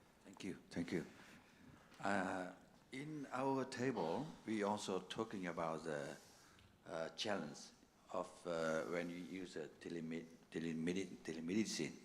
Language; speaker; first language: English; non-native, learner; Vietnamese